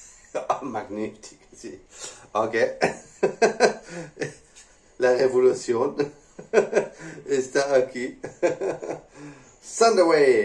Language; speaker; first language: Spanish; non-native, learner; English